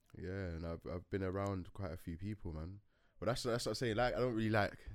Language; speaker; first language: English; native; English